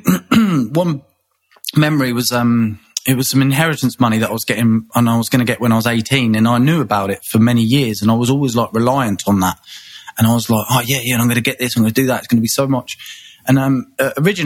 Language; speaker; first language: English; native; English